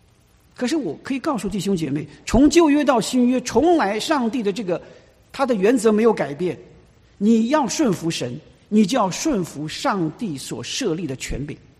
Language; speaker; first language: Chinese; native; Chinese